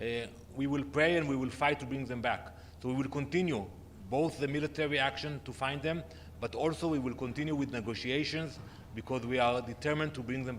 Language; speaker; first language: English; non-native, fluent; Hebrew